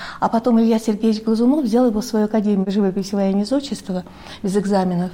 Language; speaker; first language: Russian; native; Russian